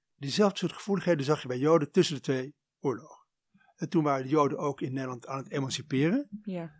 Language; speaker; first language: Dutch; native; Dutch